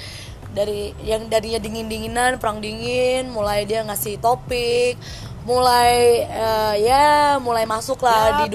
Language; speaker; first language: Indonesian; native; Indonesian